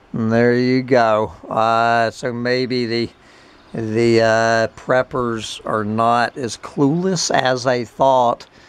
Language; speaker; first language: English; native; English